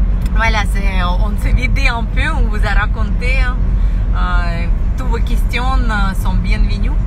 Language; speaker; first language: French; non-native, fluent; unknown